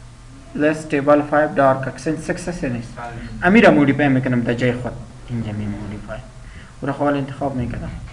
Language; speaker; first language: Persian; non-native, local second language; Pashto